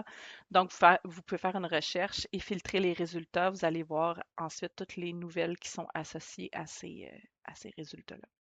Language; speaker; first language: French; native; French